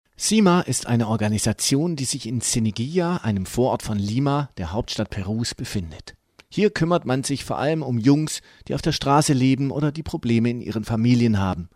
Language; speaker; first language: German; native; German